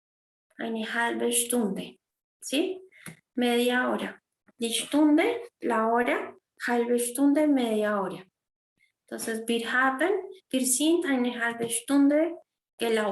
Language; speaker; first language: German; non-native, fluent; Spanish